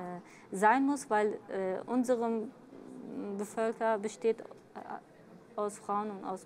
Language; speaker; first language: German; early bilingual, other home language; Kurdish